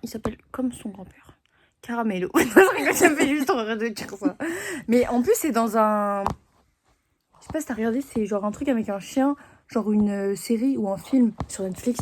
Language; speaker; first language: French; native; French